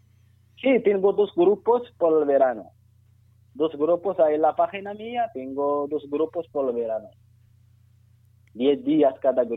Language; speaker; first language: Spanish; non-native, learner; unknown